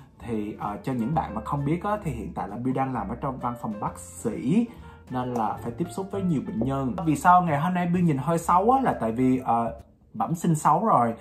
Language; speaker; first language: Vietnamese; early bilingual, heritage; Vietnamese